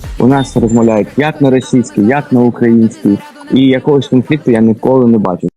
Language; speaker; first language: Ukrainian; non-native, local second language; Russian